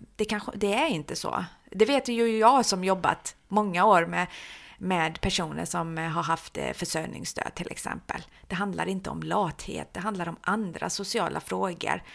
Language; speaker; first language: Swedish; early bilingual, other home language; Persian